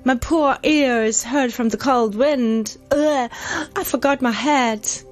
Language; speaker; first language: English; non-native, fluent; German